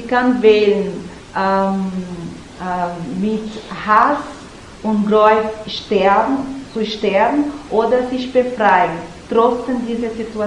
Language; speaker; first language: German; non-native, learner; Portuguese